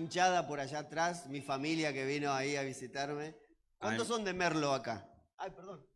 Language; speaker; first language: Spanish; native; Spanish